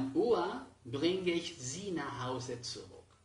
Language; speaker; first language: German; non-native, fluent; Spanish